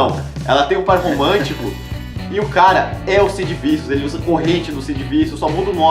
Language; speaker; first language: Portuguese; native; Portuguese